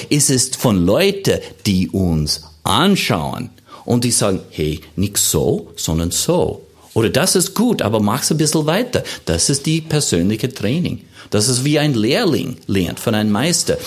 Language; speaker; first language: German; non-native, fluent; English